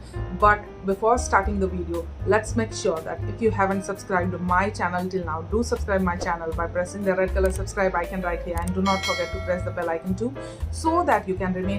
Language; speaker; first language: English; non-native, local second language; Hindi